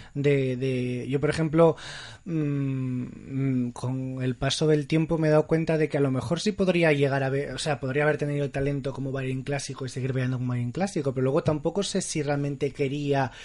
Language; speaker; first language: Spanish; native; Spanish